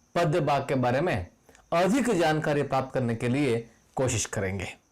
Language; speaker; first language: Hindi; non-native, local second language; Kannada